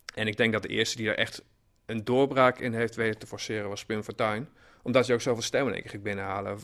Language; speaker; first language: Dutch; native; Dutch